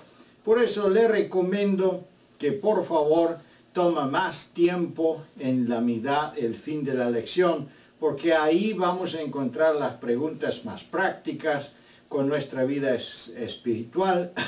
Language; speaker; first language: Spanish; non-native, fluent; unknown